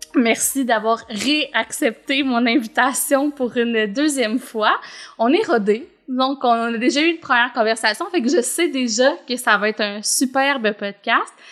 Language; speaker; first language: French; native; French